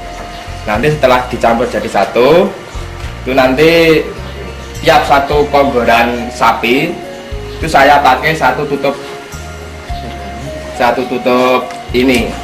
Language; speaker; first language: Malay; non-native, local second language; Javanese